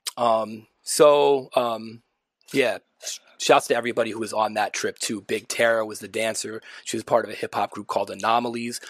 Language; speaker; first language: English; native; English